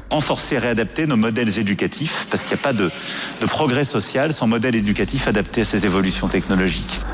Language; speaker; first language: French; native; French